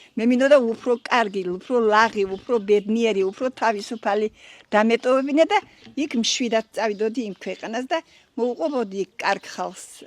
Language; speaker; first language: Georgian; native; Georgian